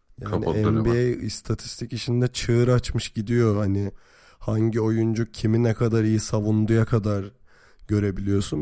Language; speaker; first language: Turkish; native; Turkish